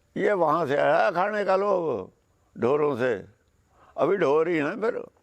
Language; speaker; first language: Hindi; non-native, local second language; Punjabi